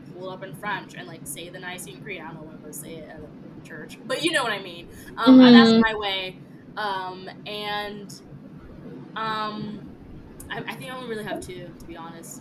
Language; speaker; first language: English; early bilingual, other home language; French